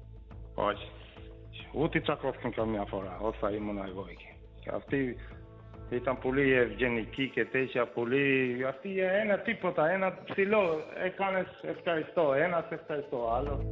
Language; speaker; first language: Greek; non-native, learner; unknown